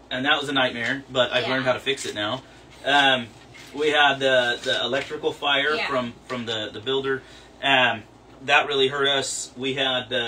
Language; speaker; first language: English; native; English